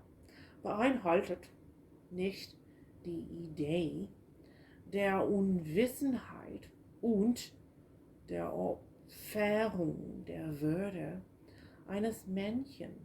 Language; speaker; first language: German; non-native, learner; English